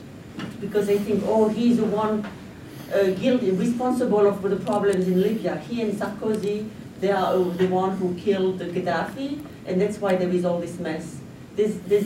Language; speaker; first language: English; non-native, fluent; French